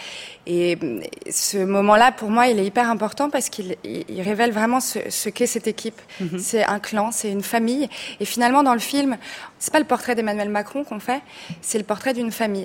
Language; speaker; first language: French; native; French